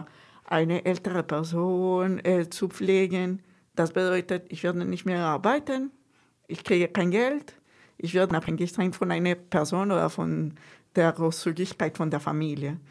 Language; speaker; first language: German; non-native, fluent; Spanish